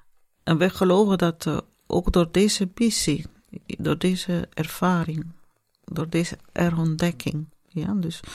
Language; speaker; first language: Dutch; non-native, fluent; Italian